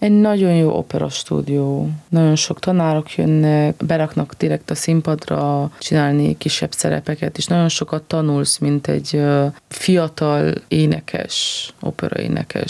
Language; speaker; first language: Hungarian; early bilingual, heritage; Hungarian